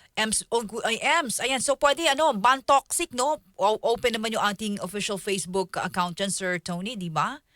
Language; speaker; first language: Filipino; native; Filipino